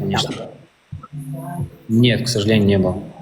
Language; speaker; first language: Russian; non-native, local second language; Turkmen